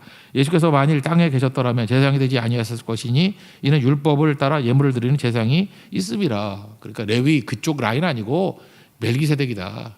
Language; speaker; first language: Korean; native; Korean